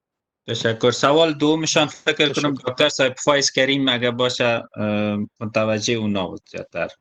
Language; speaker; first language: Persian; native; Persian